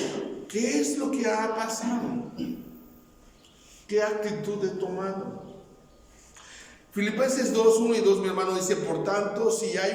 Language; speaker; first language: Spanish; native; Spanish